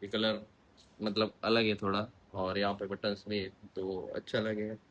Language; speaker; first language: Hindi; non-native, local second language; Marathi